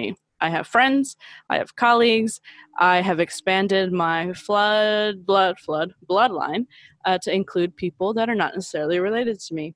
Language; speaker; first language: English; early bilingual, other home language; Spanish